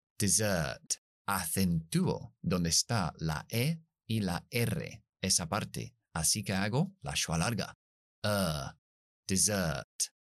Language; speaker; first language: Spanish; non-native, fluent; English